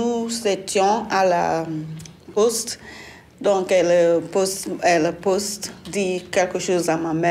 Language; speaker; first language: French; non-native, learner; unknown